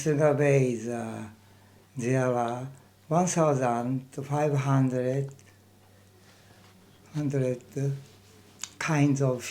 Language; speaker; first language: English; non-native, learner; Japanese